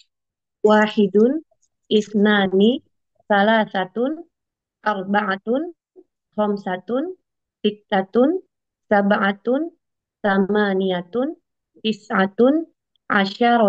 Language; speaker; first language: Arabic; non-native, learner; Indonesian